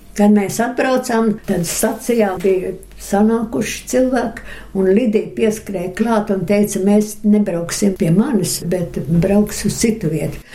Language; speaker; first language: Latvian; early bilingual, other home language; Russian